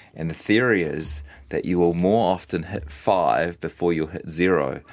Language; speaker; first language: English; native; English